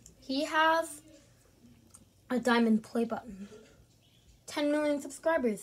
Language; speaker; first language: English; native; English